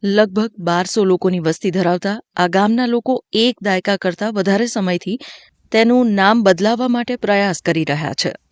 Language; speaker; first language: Gujarati; native; Gujarati